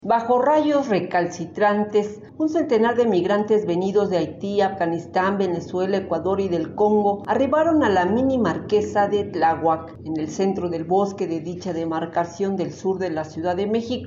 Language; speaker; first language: Spanish; native; Spanish